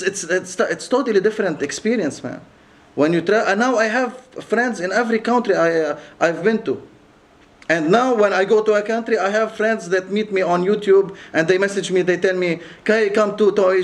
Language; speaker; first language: English; non-native, local second language; Arabic